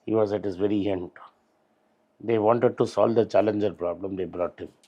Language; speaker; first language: English; non-native, local second language; Tamil